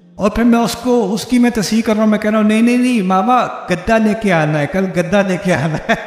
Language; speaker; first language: Urdu; early bilingual, heritage; Urdu